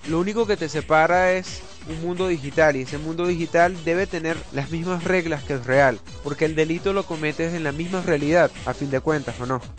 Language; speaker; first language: Spanish; native; Spanish